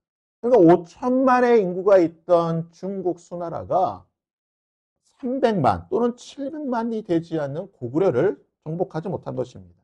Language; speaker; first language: Korean; native; Korean